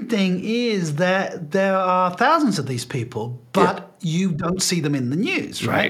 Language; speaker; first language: English; native; English